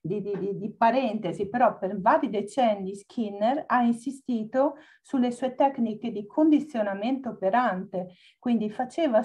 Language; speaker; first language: Italian; native; Italian